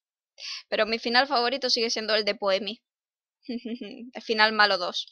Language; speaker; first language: Spanish; native; Spanish